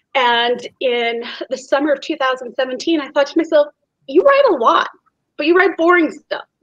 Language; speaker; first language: English; native; English